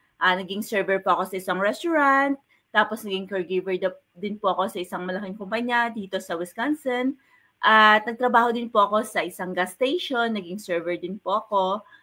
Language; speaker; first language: Filipino; native; Filipino